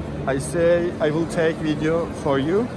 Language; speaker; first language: English; non-native, learner; Turkish